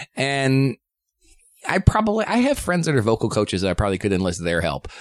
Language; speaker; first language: English; native; English